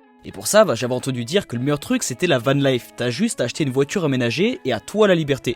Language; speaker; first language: French; native; French